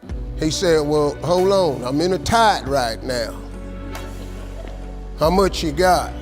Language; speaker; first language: English; native; English